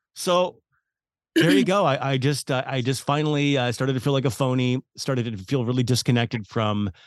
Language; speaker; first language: English; native; English